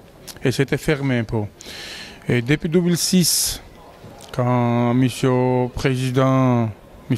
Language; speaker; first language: French; non-native, learner; Georgian